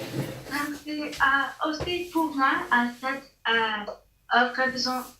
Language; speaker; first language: French; non-native, learner; English